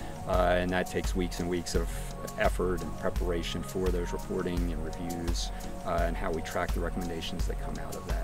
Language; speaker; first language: English; native; English